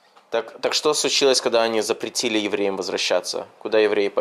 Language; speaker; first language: Russian; early bilingual, heritage; Russian